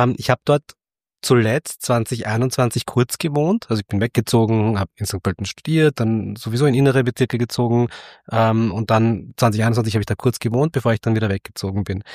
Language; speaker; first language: German; early bilingual, other home language; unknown